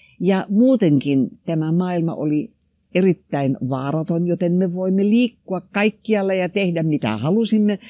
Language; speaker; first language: Finnish; non-native, local second language; Swedish